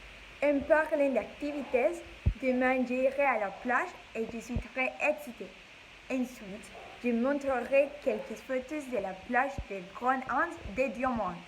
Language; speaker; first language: French; non-native, learner; English